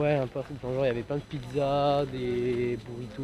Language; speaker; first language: French; native; French